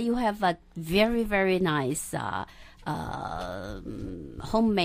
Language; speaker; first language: English; non-native, local second language; Chinese